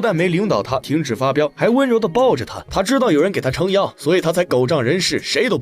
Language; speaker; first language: Chinese; native; Chinese